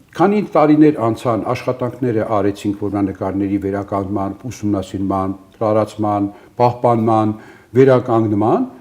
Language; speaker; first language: Armenian; early bilingual, other home language; Italian